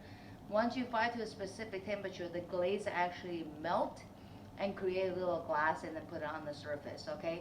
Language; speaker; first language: English; non-native, fluent; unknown